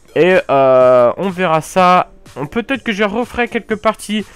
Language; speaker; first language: French; native; French